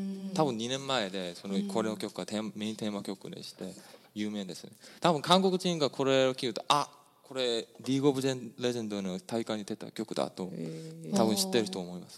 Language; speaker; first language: Japanese; non-native, fluent; Korean